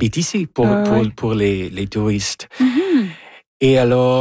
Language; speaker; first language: French; non-native, fluent; Spanish